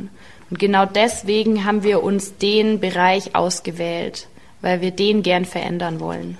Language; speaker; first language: German; native; German